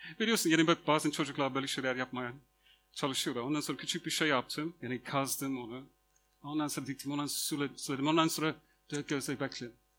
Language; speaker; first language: Turkish; non-native, fluent; English